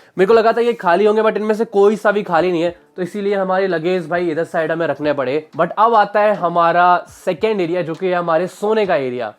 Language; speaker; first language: Hindi; native; Hindi